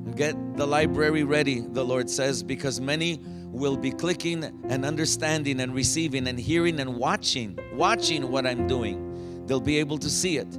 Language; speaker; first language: English; native; English